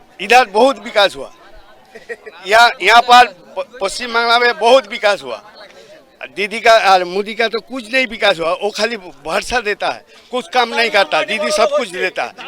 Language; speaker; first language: Hindi; non-native, local second language; Bangla